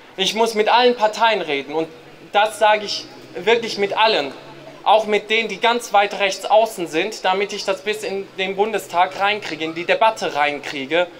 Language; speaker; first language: German; early bilingual, other home language; Greek